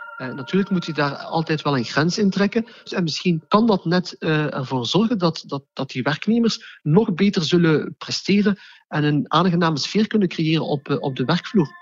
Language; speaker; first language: Dutch; early bilingual, other home language; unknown